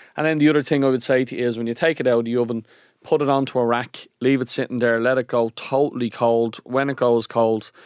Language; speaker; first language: English; native; English